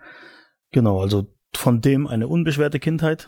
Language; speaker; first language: German; native; German